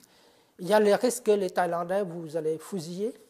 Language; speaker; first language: French; non-native, fluent; Khmer